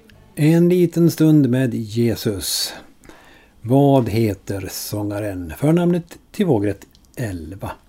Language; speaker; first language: Swedish; native; Swedish